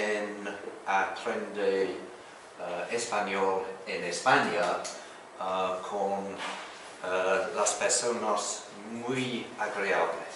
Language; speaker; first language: Spanish; non-native, learner; English